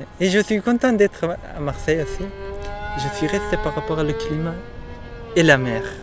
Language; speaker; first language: French; non-native, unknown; Persian